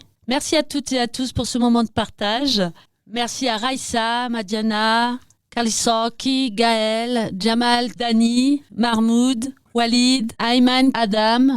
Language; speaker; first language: French; native; French